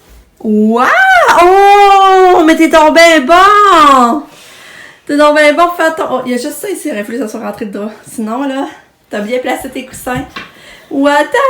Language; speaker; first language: French; native; French